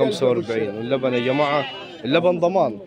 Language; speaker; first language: Arabic; native; Arabic